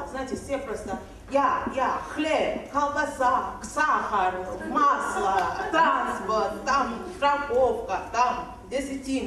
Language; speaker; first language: Russian; non-native, fluent; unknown